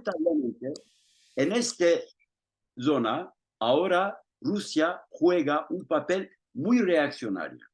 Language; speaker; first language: Spanish; non-native, fluent; Turkish